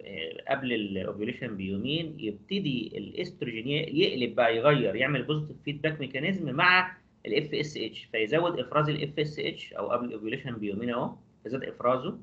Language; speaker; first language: Arabic; native; Arabic